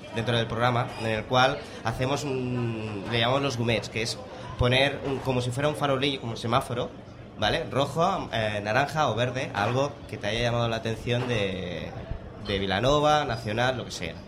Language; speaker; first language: Spanish; non-native, local second language; Catalan